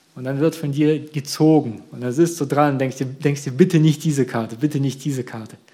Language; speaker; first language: German; early bilingual, other home language; Russian